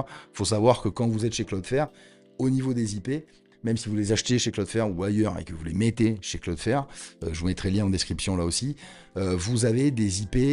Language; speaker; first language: French; native; French